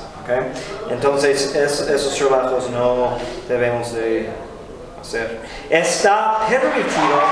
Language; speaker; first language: Spanish; non-native, fluent; English